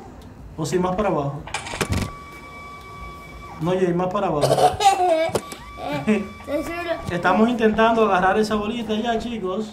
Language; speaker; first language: Spanish; native; Spanish